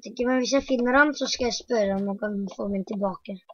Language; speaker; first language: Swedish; non-native, learner; Norwegian